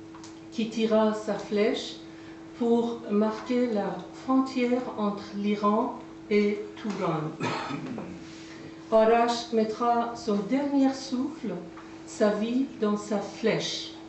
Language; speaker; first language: French; non-native, fluent; Persian